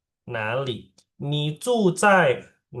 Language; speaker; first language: Chinese; non-native, fluent; Indonesian